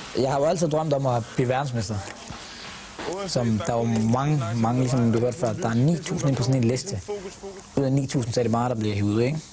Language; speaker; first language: Danish; early bilingual, other home language; Arabic